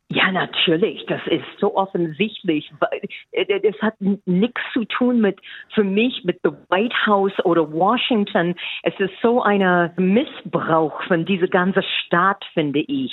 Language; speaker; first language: German; non-native, fluent; English